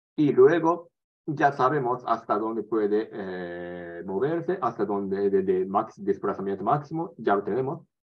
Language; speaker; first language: Spanish; non-native, learner; Japanese